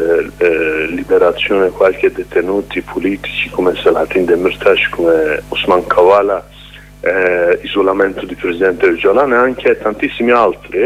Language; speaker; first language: Italian; non-native, learner; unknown